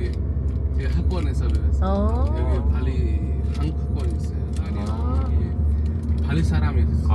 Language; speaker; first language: Korean; non-native, learner; Indonesian